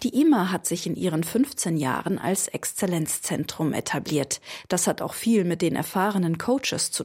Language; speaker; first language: German; native; German